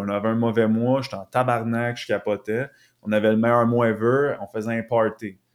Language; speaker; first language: French; native; French